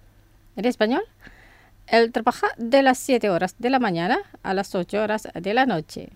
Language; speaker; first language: Spanish; non-native, fluent; Indonesian